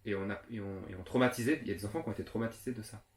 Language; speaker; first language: French; native; French